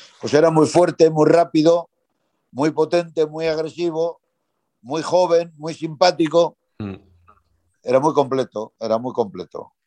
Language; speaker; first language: Spanish; native; Spanish